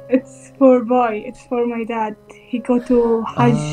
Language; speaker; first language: English; non-native, learner; Arabic